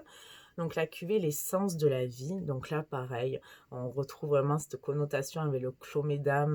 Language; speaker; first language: French; native; French